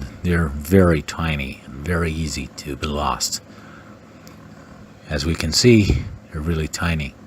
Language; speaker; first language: English; non-native, fluent; Portuguese